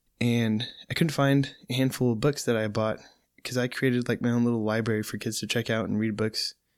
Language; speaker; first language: English; native; English